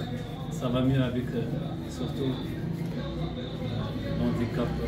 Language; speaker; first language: French; non-native, local second language; Arabic